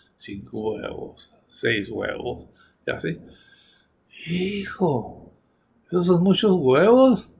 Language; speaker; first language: Spanish; early bilingual, heritage; Spanish